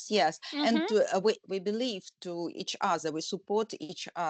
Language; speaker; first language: English; non-native, learner; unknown